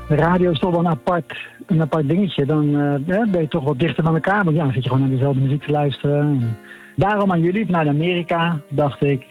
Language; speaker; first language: Dutch; native; Dutch